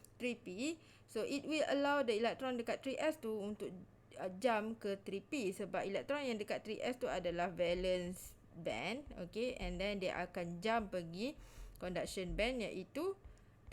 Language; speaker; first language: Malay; native; Malay